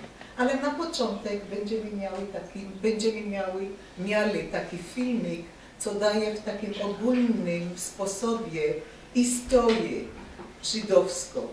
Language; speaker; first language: Polish; non-native, fluent; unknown